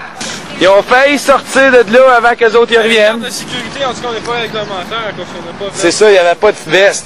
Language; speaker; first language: French; native; French